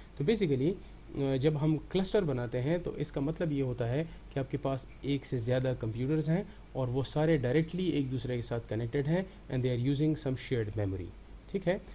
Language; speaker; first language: Urdu; non-native, local second language; Pashto